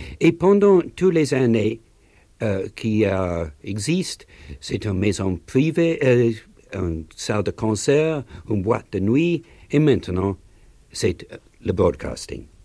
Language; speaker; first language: French; non-native, learner; English